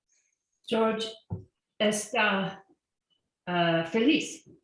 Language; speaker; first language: Spanish; non-native, learner; English